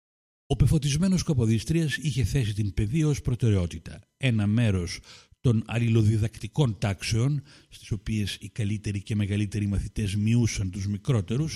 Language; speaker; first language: Greek; native; Greek